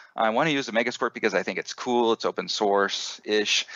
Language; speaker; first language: English; native; English